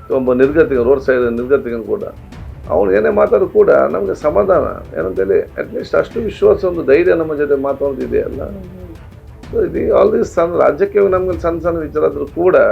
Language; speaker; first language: Kannada; non-native, local second language; Urdu